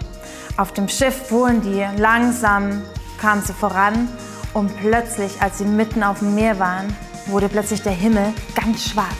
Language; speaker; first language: German; native; German